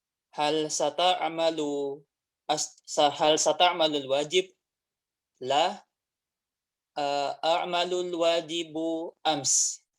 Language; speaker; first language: Arabic; non-native, learner; Indonesian